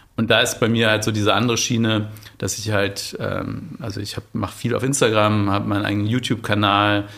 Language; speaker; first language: German; native; German